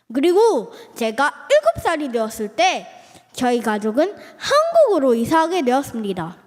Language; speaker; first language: Korean; early bilingual, other home language; Filipino